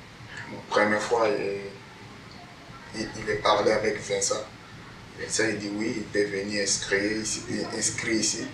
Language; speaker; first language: French; non-native, learner; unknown